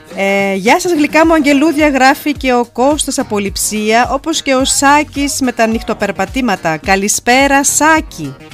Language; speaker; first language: Greek; native; Greek